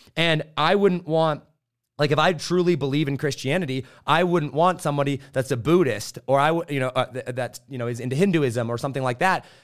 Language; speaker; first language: English; native; English